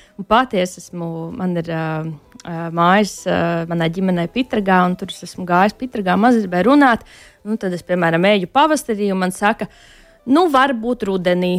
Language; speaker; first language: Latvian; native; Latvian